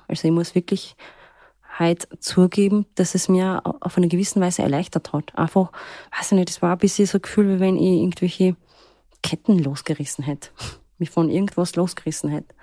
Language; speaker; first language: German; early bilingual, other home language; Turkish